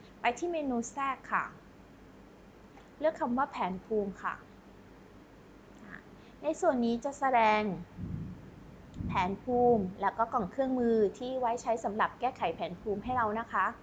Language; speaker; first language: Thai; native; Thai